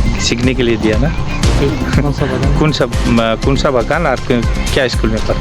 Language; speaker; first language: Hindi; non-native, local second language; Bangla